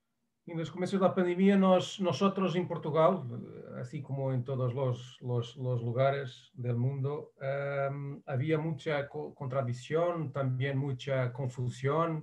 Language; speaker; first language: Spanish; non-native, fluent; Portuguese